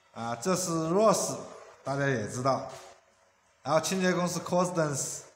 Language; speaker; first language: Chinese; native; Chinese